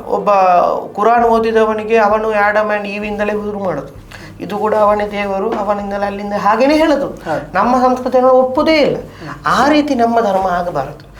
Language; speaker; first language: Kannada; non-native, local second language; Tulu